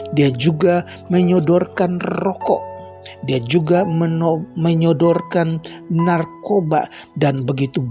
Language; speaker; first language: Indonesian; native; Indonesian